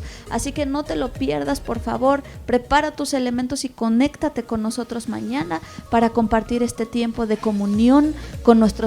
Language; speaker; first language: Spanish; native; Spanish